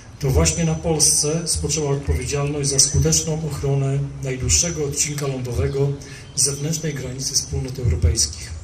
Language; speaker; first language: Polish; native; Polish